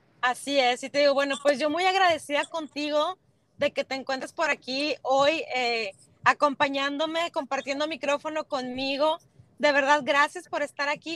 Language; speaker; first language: Spanish; native; Spanish